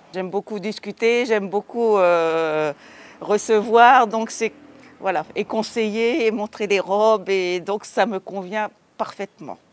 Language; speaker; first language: French; native; French